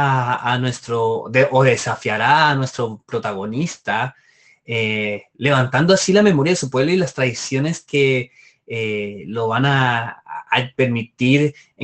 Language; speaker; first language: Spanish; native; Spanish